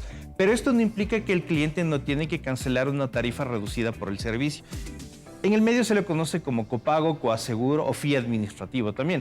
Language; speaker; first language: Spanish; native; Spanish